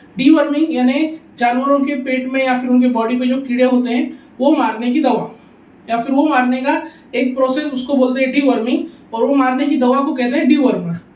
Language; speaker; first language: Hindi; non-native, local second language; Urdu